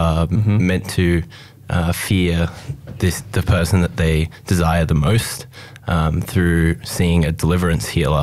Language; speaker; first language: English; native; English